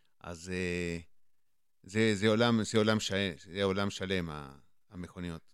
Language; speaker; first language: Hebrew; non-native, fluent; Spanish